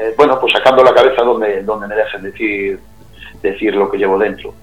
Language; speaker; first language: Spanish; native; Spanish